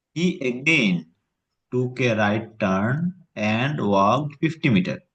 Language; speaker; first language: English; non-native, local second language; Bangla